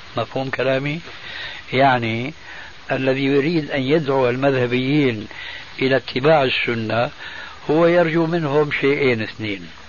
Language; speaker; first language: Arabic; early bilingual, other home language; Albanian